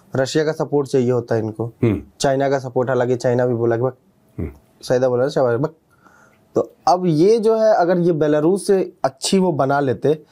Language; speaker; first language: Hindi; native; Hindi